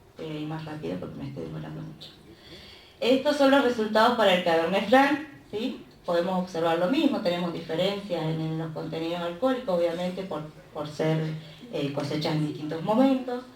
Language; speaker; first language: Spanish; native; Spanish